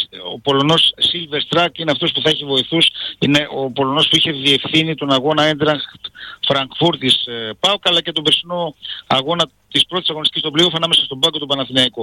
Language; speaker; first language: Greek; native; Greek